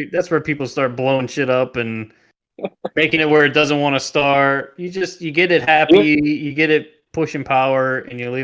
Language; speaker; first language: English; native; English